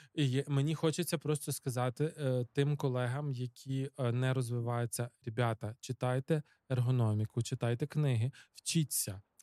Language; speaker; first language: Ukrainian; native; Ukrainian